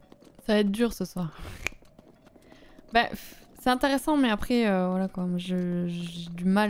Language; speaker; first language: French; native; French